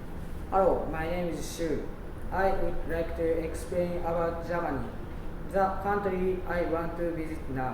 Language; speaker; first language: English; non-native, learner; Japanese